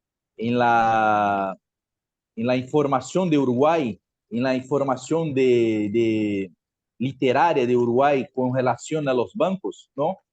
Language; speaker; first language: Spanish; non-native, fluent; Portuguese